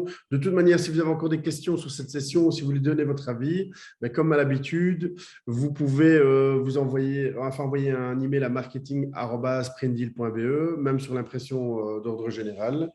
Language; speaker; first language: French; native; French